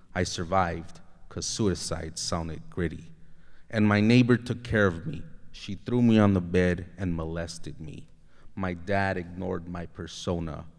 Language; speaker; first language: English; native; English